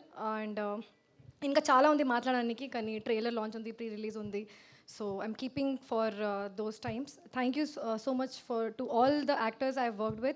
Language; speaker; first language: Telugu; non-native, learner; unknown